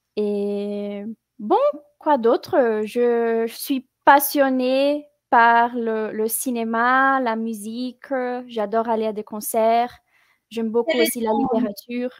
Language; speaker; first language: French; non-native, fluent; Portuguese